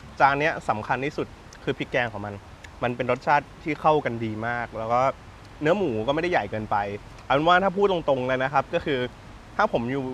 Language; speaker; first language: Thai; native; Thai